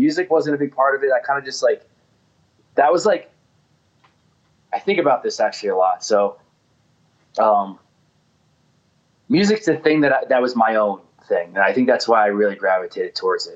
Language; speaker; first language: English; native; English